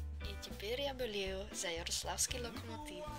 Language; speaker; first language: Russian; non-native, fluent; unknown